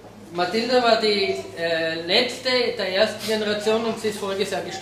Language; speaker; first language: German; non-native, fluent; Slovenian